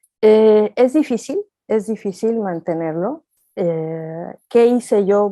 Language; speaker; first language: Spanish; native; Spanish